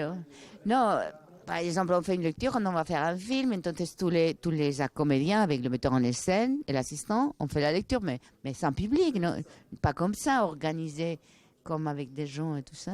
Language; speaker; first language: French; non-native, fluent; Spanish